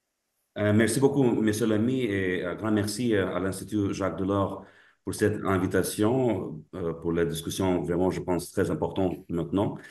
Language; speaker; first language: French; non-native, fluent; Lithuanian